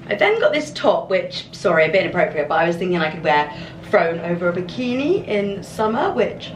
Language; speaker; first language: English; native; English